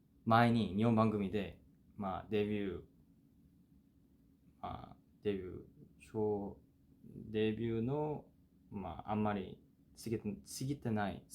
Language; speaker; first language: Japanese; non-native, fluent; Korean